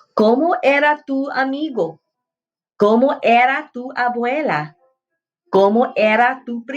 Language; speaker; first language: Spanish; non-native, fluent; English